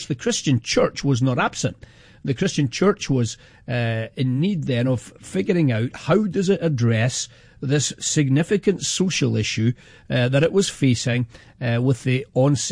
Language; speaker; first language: English; native; English